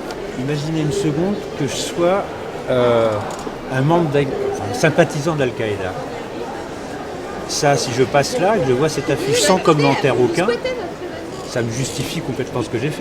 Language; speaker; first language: French; native; French